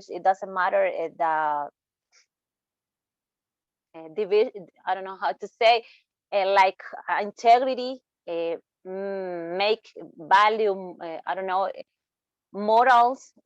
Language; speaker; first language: English; non-native, learner; Spanish